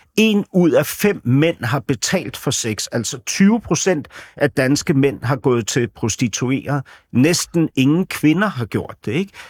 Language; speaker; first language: Danish; native; Danish